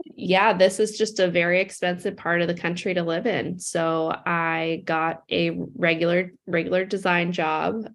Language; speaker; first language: English; native; English